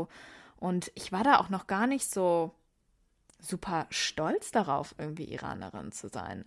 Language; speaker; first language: German; early bilingual, other home language; Persian